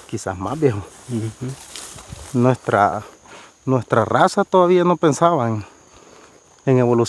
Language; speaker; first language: Spanish; native; Spanish